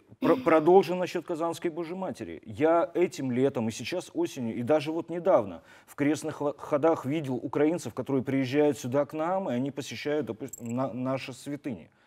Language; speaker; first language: Russian; native; Russian